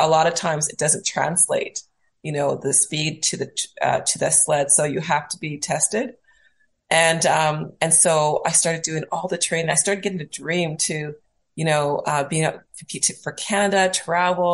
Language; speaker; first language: English; native; English